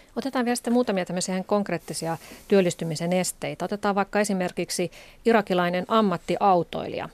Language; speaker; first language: Finnish; native; Finnish